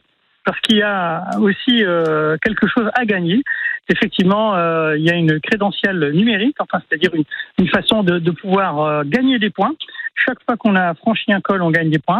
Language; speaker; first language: French; native; French